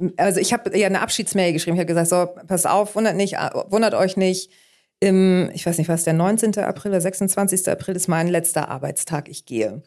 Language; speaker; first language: German; early bilingual, other home language; Greek